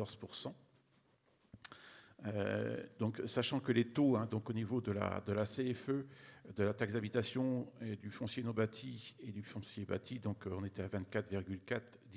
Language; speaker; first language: French; native; French